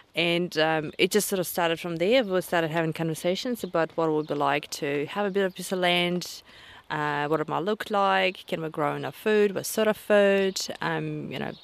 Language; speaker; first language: English; non-native, fluent; Russian